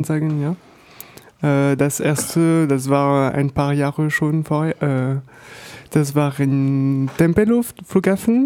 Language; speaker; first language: German; non-native, learner; French